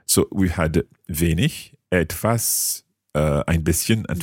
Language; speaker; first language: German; non-native, learner; English